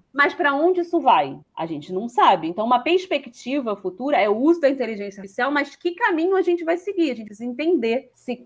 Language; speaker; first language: Portuguese; native; Portuguese